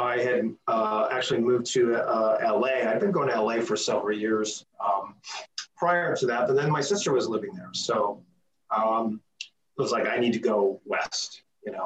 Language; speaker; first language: English; native; English